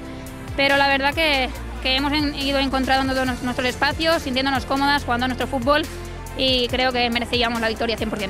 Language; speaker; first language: Spanish; native; Spanish